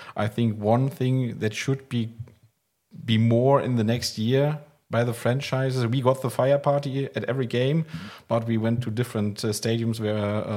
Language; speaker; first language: English; non-native, learner; German